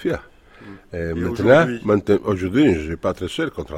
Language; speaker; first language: French; non-native, fluent; Italian